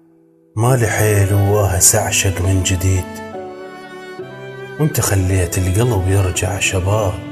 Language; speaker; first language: Arabic; native; Arabic